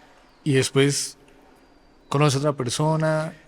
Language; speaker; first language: Spanish; native; Spanish